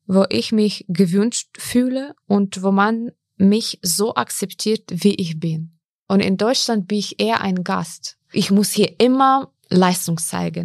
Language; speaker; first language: German; non-native, fluent; Ukrainian